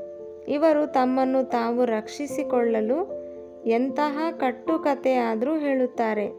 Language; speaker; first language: Kannada; native; Kannada